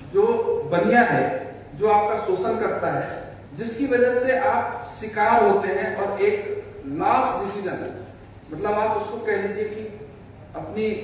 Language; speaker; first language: Hindi; native; Hindi